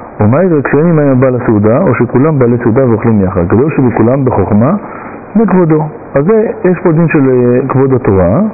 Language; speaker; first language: Hebrew; native; Hebrew